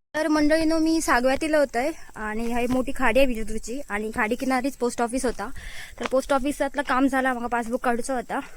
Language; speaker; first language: Marathi; native; Marathi